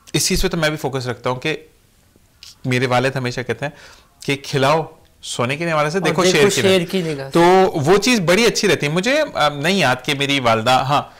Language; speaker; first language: Urdu; native; Urdu